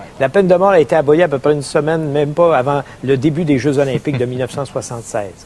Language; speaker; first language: French; native; French